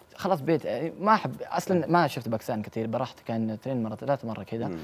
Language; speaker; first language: Arabic; non-native, local second language; Urdu